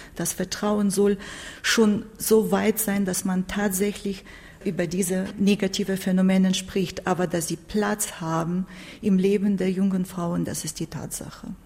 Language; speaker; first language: German; non-native, fluent; Turkish